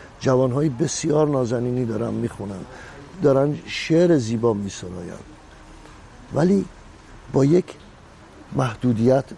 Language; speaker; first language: Persian; native; Persian